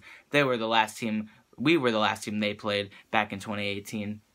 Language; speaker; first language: English; native; English